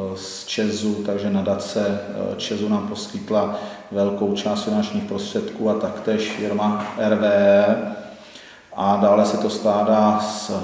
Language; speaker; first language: Czech; native; Czech